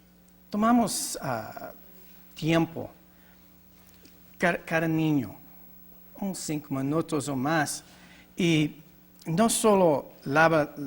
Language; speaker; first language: Spanish; non-native, learner; English